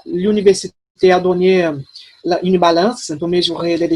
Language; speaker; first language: French; non-native, fluent; Portuguese